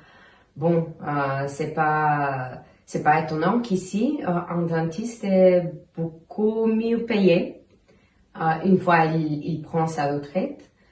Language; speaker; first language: French; non-native, fluent; Bulgarian